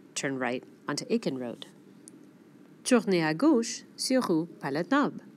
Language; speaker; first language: French; non-native, fluent; English